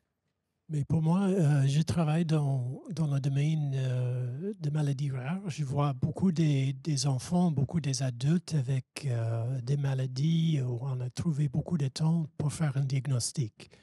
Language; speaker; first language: French; non-native, fluent; English